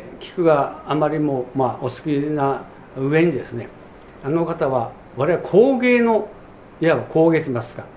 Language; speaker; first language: Japanese; native; Japanese